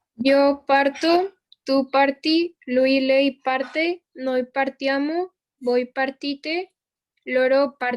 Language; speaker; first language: Italian; non-native, learner; Spanish